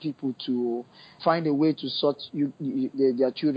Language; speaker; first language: English; non-native, local second language; Yoruba